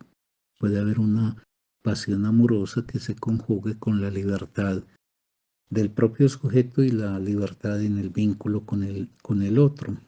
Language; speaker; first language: Spanish; native; Spanish